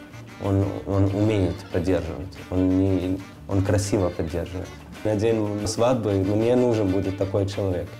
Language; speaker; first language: Russian; non-native, fluent; Arabic